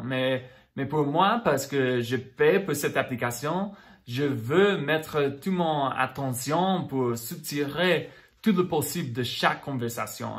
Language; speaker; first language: French; non-native, fluent; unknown